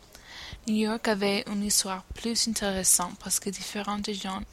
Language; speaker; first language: French; non-native, learner; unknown